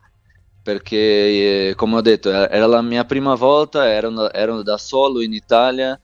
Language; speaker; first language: Italian; non-native, fluent; Portuguese